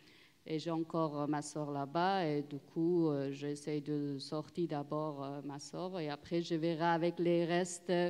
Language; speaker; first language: French; non-native, learner; Persian